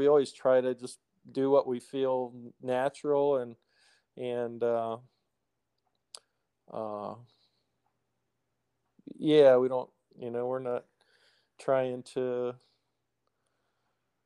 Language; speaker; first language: English; native; English